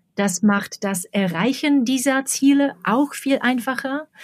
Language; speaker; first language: German; non-native, fluent; Slovak